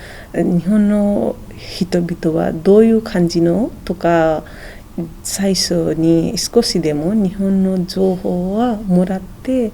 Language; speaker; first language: Japanese; non-native, fluent; Nepali